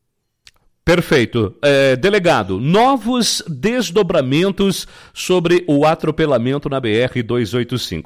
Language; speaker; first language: Portuguese; native; Portuguese